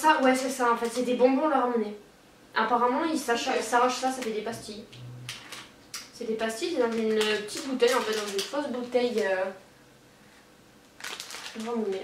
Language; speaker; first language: French; native; French